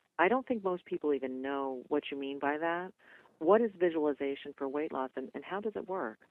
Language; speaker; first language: English; native; English